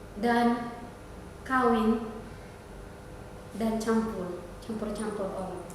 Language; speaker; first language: Indonesian; non-native, learner; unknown